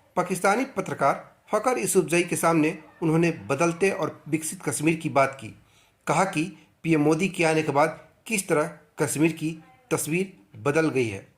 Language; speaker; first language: Hindi; native; Hindi